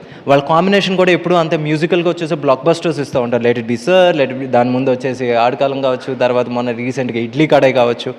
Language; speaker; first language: Telugu; native; Telugu